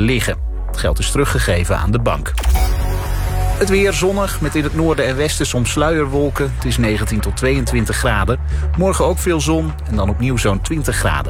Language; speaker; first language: Dutch; native; Dutch